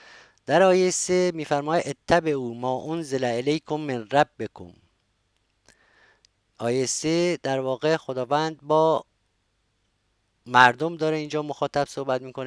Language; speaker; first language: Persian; native; Persian